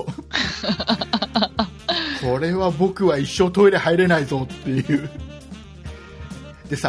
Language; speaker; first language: Japanese; native; Japanese